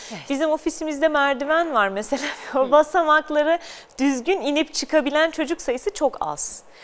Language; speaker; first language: Turkish; early bilingual, heritage; Turkish